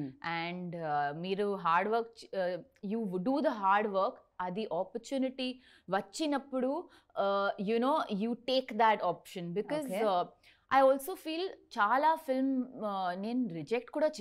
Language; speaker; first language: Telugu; non-native, learner; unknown